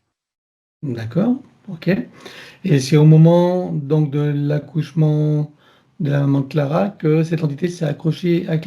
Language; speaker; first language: French; native; French